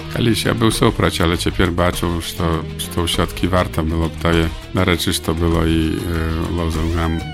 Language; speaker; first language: Belarusian; native; Belarusian